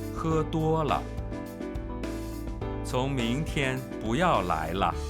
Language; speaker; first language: Chinese; non-native, fluent; Korean